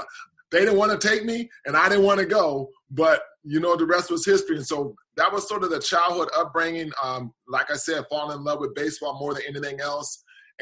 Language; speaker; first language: English; native; English